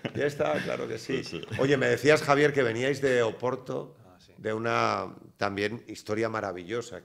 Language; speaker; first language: Spanish; native; Spanish